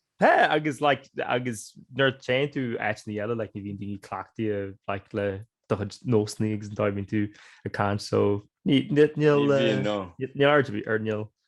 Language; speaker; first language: Irish; native; Irish